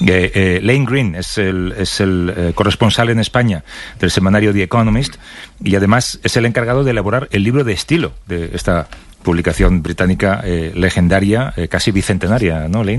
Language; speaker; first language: Spanish; native; Spanish